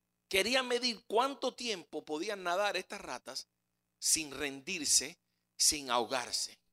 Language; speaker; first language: Spanish; native; Spanish